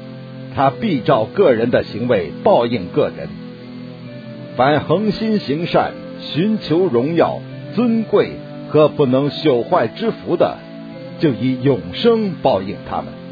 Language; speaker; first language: Chinese; native; Chinese